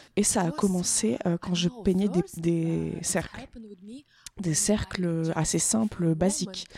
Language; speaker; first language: French; non-native, fluent; Ukrainian